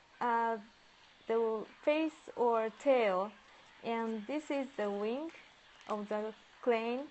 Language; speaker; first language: English; non-native, learner; Japanese